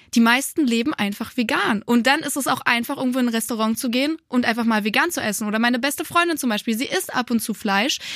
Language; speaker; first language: German; early bilingual, other home language; Polish